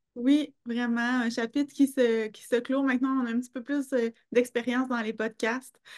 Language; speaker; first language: French; native; French